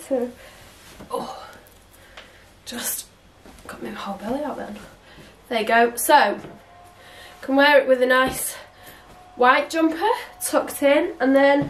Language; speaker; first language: English; native; English